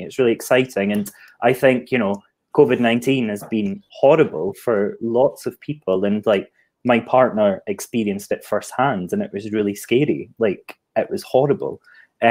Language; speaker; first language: English; native; English